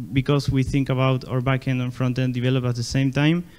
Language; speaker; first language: English; non-native, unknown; Spanish